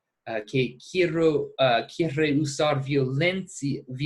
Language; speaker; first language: Spanish; non-native, fluent; English